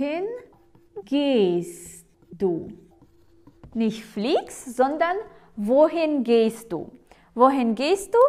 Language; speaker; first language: German; non-native, fluent; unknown